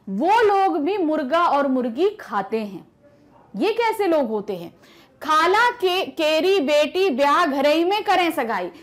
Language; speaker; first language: Hindi; native; Hindi